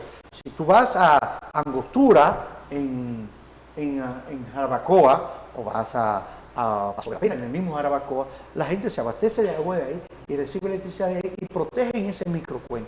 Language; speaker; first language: Spanish; native; Spanish